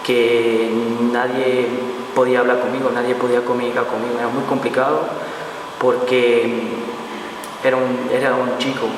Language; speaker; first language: Spanish; non-native, learner; Portuguese